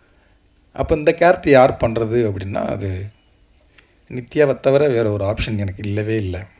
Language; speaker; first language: Tamil; native; Tamil